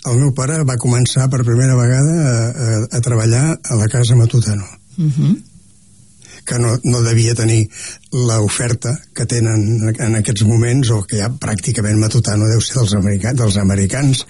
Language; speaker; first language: Catalan; non-native, local second language; Spanish